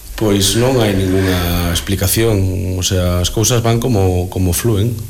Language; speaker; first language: Galician; non-native, local second language; Spanish